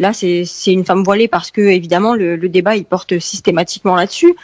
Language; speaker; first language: French; early bilingual, heritage; French